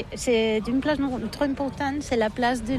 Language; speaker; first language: French; non-native, learner; Catalan